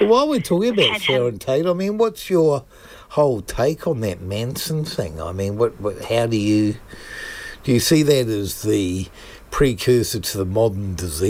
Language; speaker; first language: English; native; English